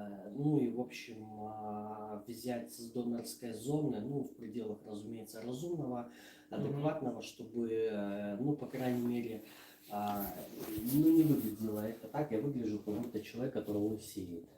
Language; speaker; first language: Russian; native; Russian